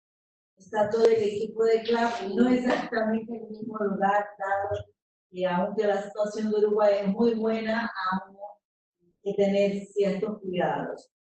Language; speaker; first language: Spanish; non-native, fluent; Portuguese